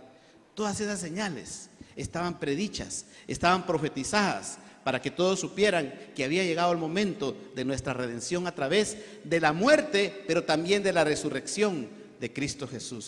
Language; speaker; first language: Spanish; native; Spanish